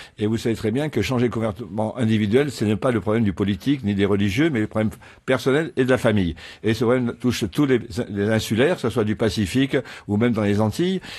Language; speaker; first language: French; native; French